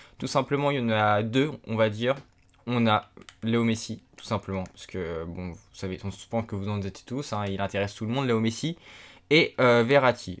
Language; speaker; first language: French; native; French